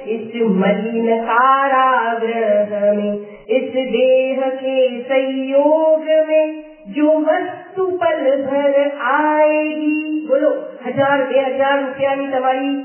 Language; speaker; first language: Hindi; non-native, local second language; Gujarati